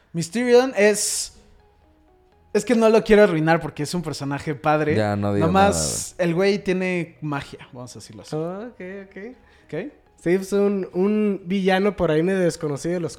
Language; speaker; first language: Spanish; native; Spanish